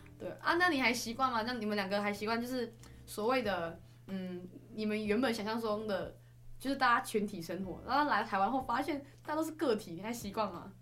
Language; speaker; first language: Chinese; native; Chinese